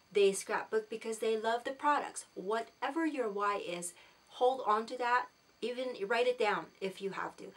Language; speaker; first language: English; non-native, local second language; Filipino